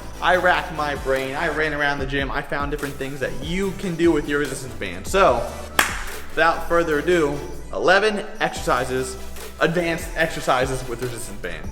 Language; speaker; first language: English; native; English